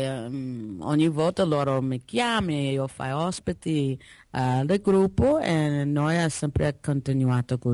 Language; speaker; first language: Italian; non-native, learner; English